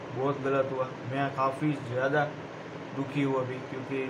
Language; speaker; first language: Hindi; non-native, local second language; Gujarati